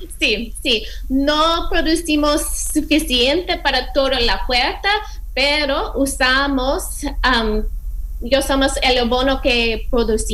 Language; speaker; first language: Spanish; non-native, fluent; English